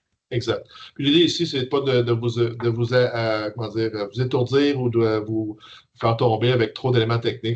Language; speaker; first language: French; native; French